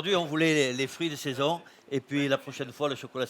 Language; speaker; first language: French; native; French